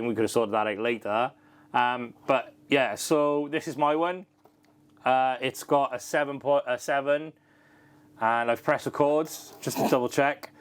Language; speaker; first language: English; native; English